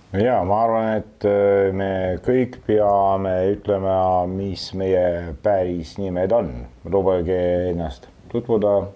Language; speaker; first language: Estonian; non-native, fluent; Russian